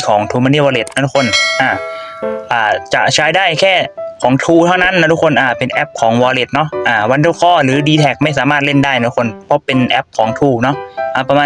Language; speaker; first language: Thai; non-native, local second language; Northeastern Thai